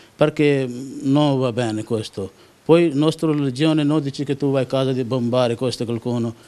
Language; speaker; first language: Italian; non-native, learner; Urdu